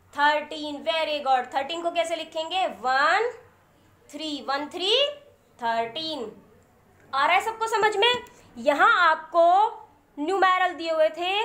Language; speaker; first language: Hindi; native; Hindi